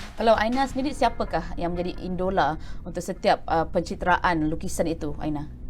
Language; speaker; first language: Malay; native; Malay